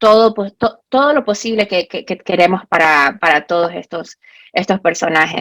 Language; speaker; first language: Spanish; early bilingual, heritage; Spanish